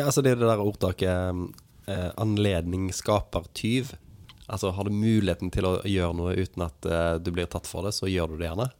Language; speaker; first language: Norwegian; native; Norwegian